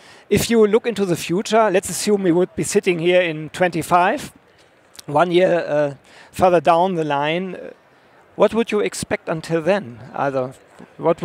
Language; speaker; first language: English; non-native, fluent; German